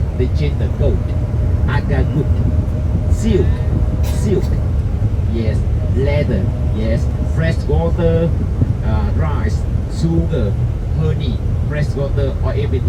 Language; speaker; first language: English; non-native, learner; Vietnamese